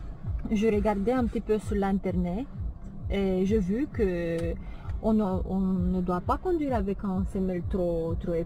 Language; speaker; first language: French; non-native, fluent; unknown